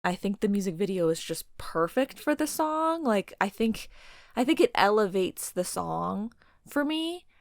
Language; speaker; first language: English; native; English